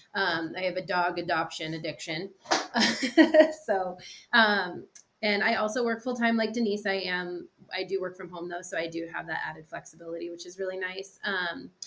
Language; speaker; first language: English; native; English